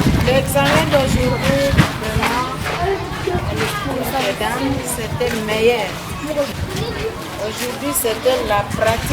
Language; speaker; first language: French; non-native, learner; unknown